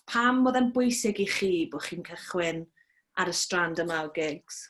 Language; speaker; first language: Welsh; native; Welsh